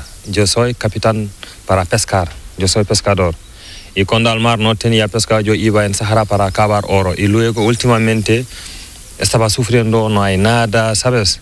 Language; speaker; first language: Spanish; non-native, learner; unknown